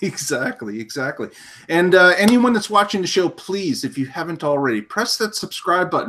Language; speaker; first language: English; native; English